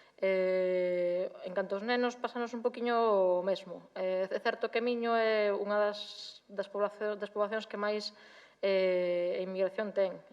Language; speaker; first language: Galician; native; Galician